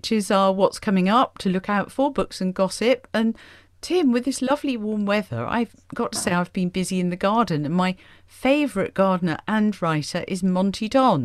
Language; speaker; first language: English; native; English